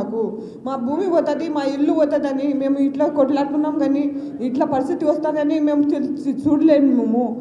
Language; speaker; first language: Telugu; non-native, local second language; Lambadi